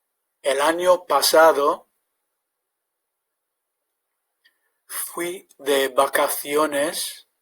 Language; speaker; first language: Spanish; non-native, fluent; English